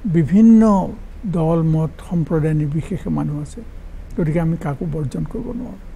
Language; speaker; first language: Assamese; native; Assamese